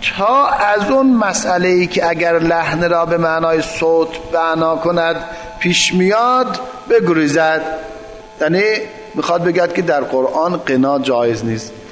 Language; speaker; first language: Persian; non-native, local second language; Azerbaijani